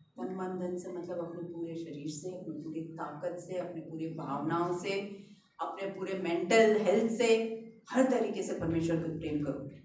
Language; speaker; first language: Hindi; non-native, local second language; Malayalam